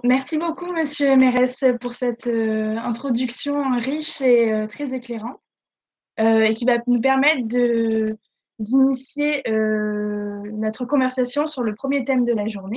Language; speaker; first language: French; native; French